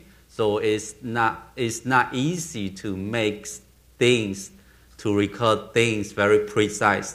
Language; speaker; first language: English; non-native, learner; Chinese